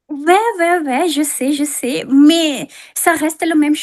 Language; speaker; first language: French; non-native, fluent; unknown